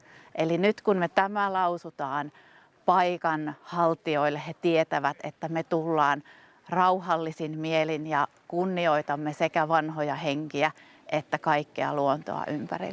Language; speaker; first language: Finnish; native; Finnish